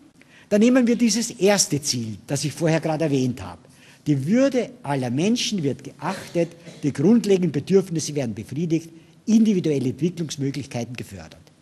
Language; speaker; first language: German; native; German